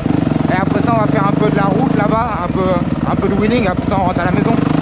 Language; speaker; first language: French; native; French